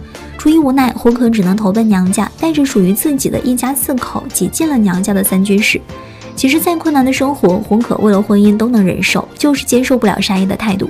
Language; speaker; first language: Chinese; native; Chinese